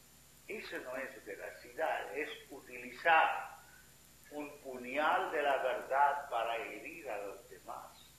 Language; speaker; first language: Spanish; non-native, fluent; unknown